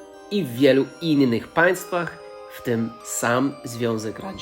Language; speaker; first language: Polish; non-native, fluent; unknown